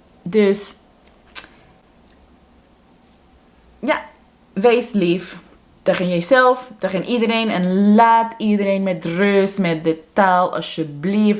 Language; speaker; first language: Dutch; non-native, fluent; Spanish